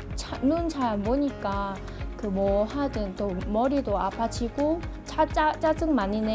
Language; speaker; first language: Korean; non-native, fluent; Vietnamese